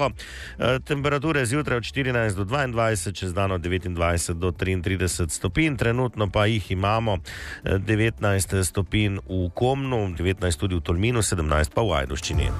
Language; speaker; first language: Slovenian; native; Slovenian